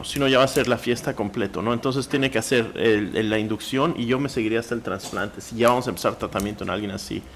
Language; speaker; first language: Spanish; native; Spanish